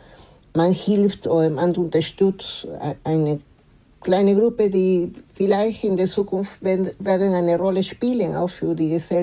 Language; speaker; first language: German; non-native, fluent; Spanish